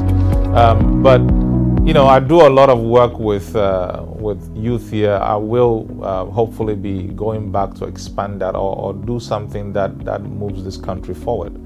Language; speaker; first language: English; non-native, local second language; Ewe